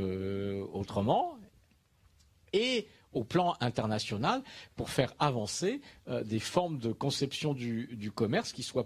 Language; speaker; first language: French; native; French